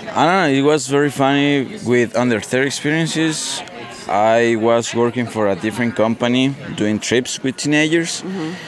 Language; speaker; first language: English; non-native, fluent; Spanish